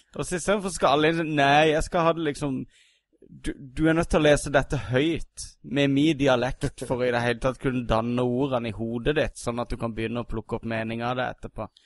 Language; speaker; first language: Norwegian; native; Norwegian